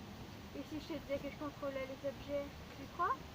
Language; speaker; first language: French; native; French